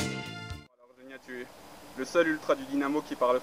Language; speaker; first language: French; native; French